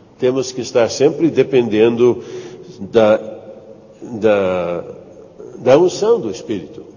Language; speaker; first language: Portuguese; non-native, fluent; English